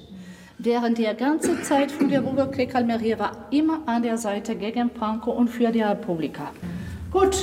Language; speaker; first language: German; non-native, fluent; Spanish